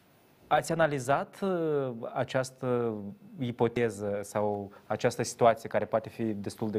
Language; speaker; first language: Romanian; native; Romanian